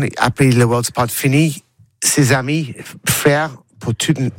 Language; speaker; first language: French; non-native, learner; English